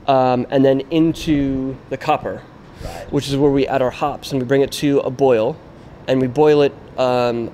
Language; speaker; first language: English; native; English